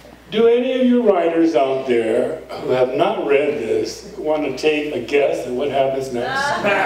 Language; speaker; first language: English; early bilingual, other home language; Spanish